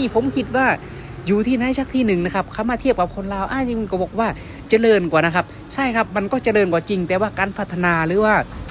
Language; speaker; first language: Thai; non-native, local second language; Lao